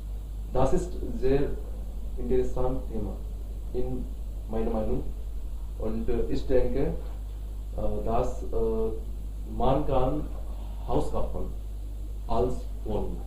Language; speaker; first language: German; non-native, learner; Hindi